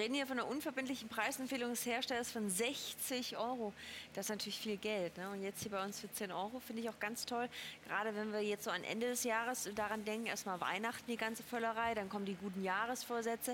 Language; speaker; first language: German; native; German